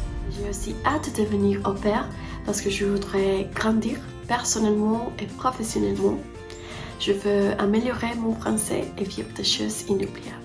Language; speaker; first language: French; non-native, learner; Spanish